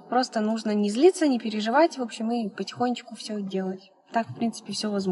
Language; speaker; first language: Russian; native; Russian